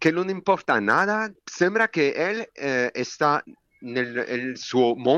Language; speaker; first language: Spanish; non-native, learner; French